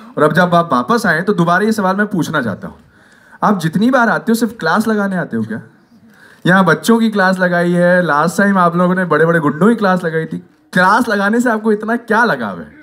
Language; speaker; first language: Hindi; native; Hindi